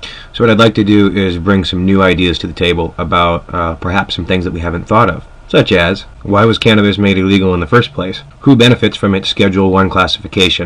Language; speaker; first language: English; native; English